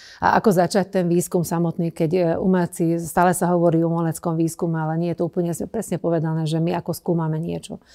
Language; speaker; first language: Slovak; non-native, local second language; Hungarian